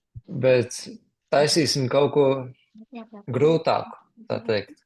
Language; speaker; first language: Latvian; native; Latvian